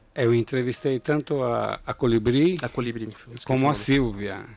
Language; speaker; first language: Portuguese; non-native, fluent; Italian